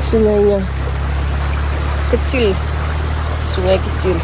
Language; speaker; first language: Indonesian; native; Indonesian